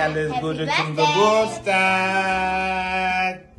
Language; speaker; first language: German; non-native, learner; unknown